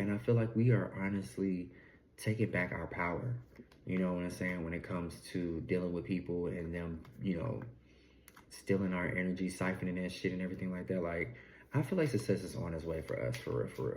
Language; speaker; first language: English; native; English